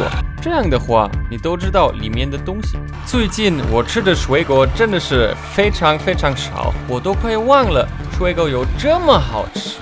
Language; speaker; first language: Chinese; non-native, fluent; German